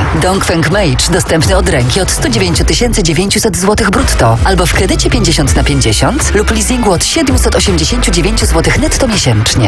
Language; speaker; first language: Polish; native; Polish